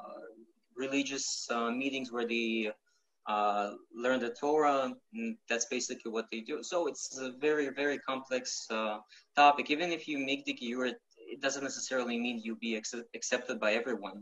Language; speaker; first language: English; non-native, fluent; Ukrainian